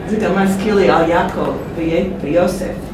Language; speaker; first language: Hebrew; non-native, fluent; English